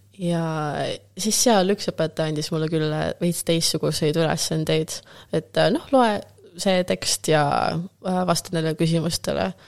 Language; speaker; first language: Estonian; non-native, local second language; Russian